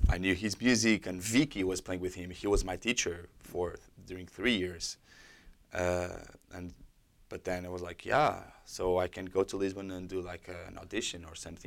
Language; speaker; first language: English; non-native, fluent; Portuguese